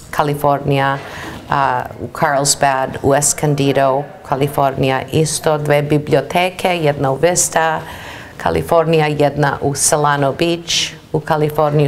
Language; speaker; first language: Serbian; early bilingual, heritage; Serbian